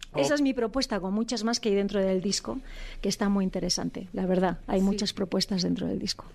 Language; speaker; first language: Spanish; native; Spanish